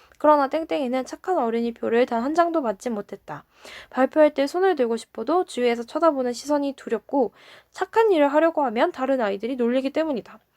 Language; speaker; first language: Korean; native; Korean